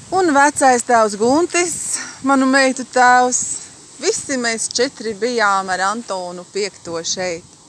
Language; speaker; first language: Latvian; native; Latvian